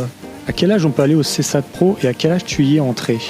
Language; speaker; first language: French; native; French